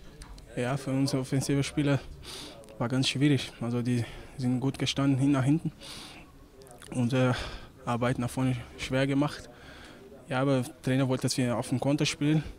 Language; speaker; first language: German; non-native, learner; Portuguese